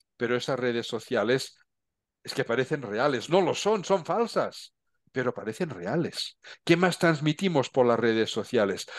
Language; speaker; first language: Spanish; non-native, local second language; Catalan